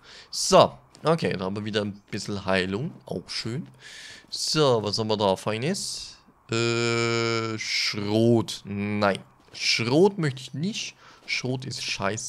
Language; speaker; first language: German; native; German